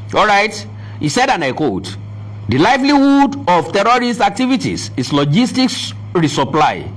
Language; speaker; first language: English; non-native, local second language; Yoruba